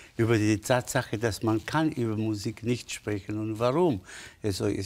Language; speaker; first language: German; non-native, fluent; Spanish